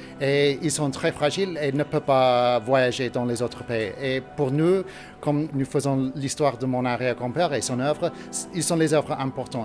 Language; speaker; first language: French; non-native, learner; English